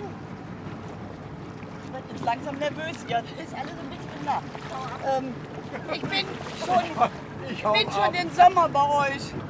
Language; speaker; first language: German; native; German